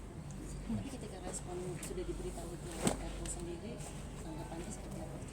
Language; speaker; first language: Indonesian; native; Indonesian